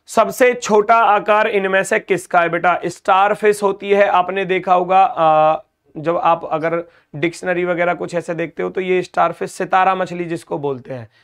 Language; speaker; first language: Hindi; native; Hindi